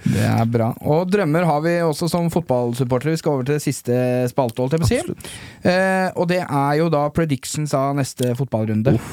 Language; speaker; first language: Norwegian; native; Norwegian